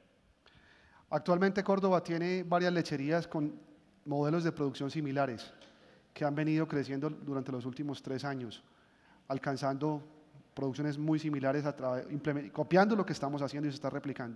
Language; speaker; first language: Spanish; native; Spanish